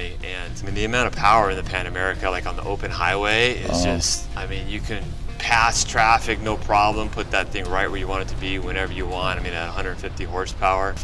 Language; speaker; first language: English; native; English